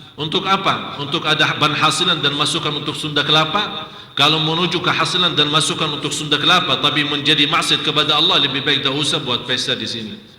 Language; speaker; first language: Malay; non-native, fluent; Arabic